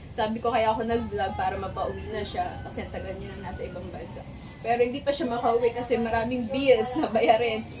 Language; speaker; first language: Filipino; native; Filipino